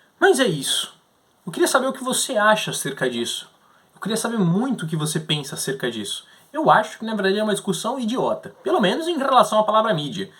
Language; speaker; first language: Portuguese; native; Portuguese